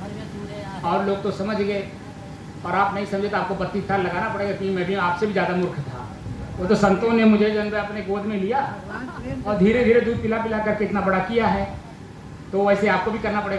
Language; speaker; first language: Hindi; native; Hindi